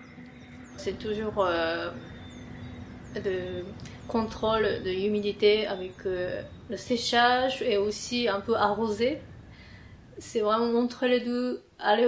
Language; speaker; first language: French; non-native, fluent; Japanese